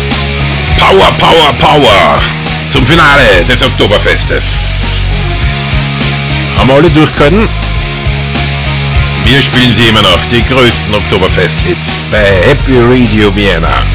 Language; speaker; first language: German; native; German